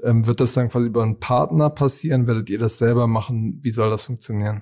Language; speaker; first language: German; native; German